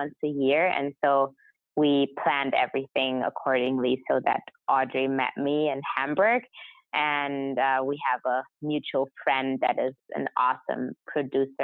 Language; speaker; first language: English; non-native, fluent; German